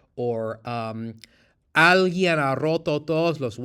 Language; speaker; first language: Spanish; non-native, fluent; English